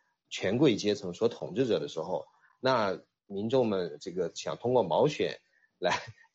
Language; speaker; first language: Chinese; native; Chinese